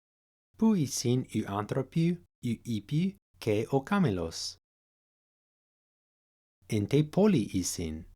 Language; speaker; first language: Greek; non-native, fluent; English